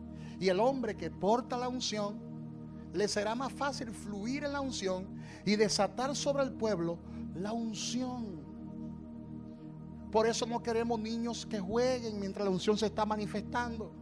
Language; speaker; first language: Spanish; native; Spanish